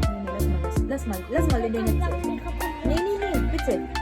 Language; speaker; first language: German; non-native, learner; Filipino